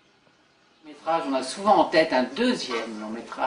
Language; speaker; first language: French; native; French